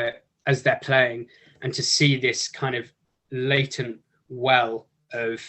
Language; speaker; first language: English; native; English